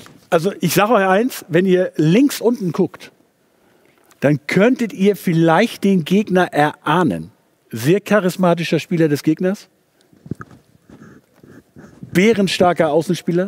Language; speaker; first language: German; native; German